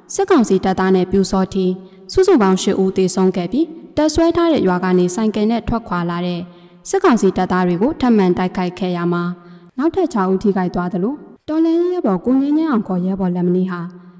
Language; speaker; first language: Burmese; native; Burmese